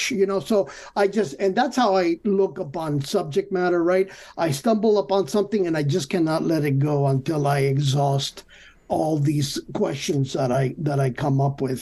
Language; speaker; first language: English; early bilingual, other home language; Spanish